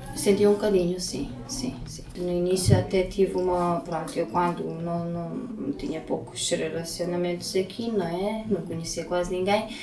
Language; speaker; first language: Portuguese; non-native, fluent; Romanian